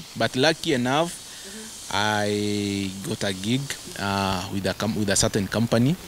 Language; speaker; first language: English; non-native, local second language; Masai